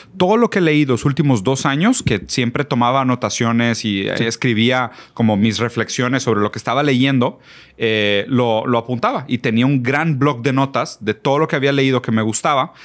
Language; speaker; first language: Spanish; early bilingual, other home language; Portuguese